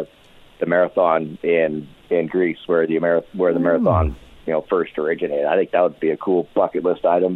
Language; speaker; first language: English; native; English